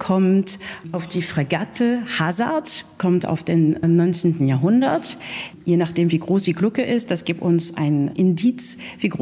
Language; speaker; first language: German; non-native, fluent; French